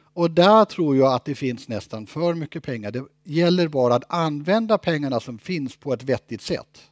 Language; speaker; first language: Swedish; non-native, fluent; German